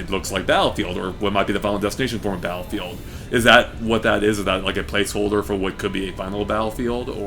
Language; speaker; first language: English; native; English